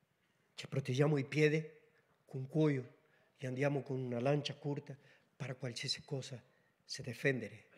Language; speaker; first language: Italian; non-native, learner; Spanish